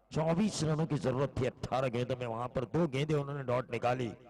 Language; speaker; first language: Hindi; non-native, local second language; Marathi